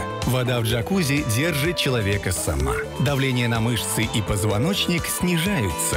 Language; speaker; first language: Russian; native; Russian